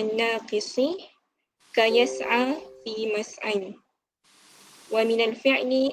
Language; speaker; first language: Arabic; non-native, learner; Malay